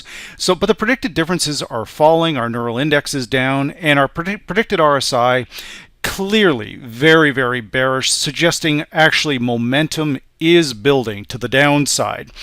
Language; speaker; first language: English; native; English